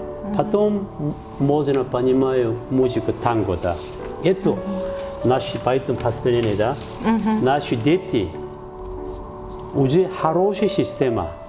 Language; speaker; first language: Russian; non-native, learner; Korean